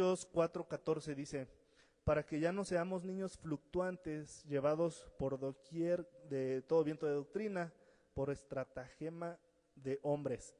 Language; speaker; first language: Spanish; native; Spanish